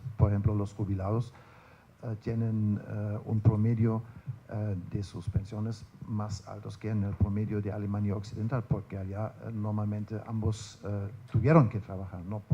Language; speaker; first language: Spanish; non-native, fluent; German